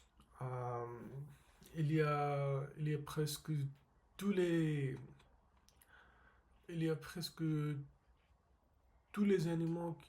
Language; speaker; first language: French; non-native, learner; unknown